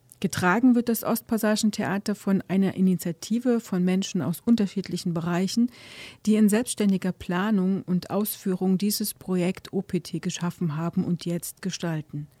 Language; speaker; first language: German; native; German